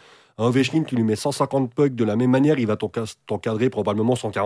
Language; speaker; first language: French; native; French